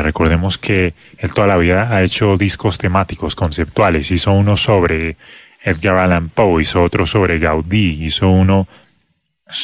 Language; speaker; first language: Spanish; native; Spanish